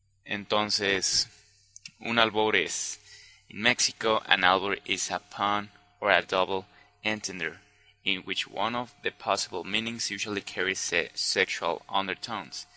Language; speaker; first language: English; non-native, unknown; Spanish